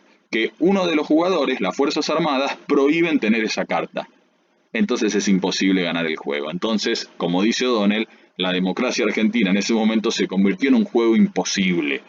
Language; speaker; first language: Spanish; native; Spanish